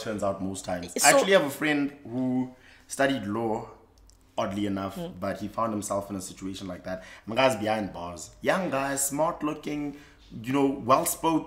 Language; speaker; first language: English; non-native, local second language; Xhosa